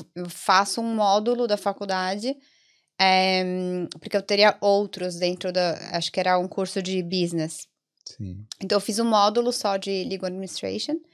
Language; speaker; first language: Portuguese; early bilingual, other home language; Italian